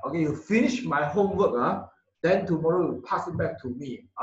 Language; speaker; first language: English; non-native, local second language; Chinese